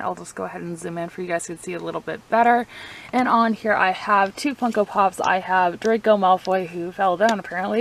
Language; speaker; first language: English; native; English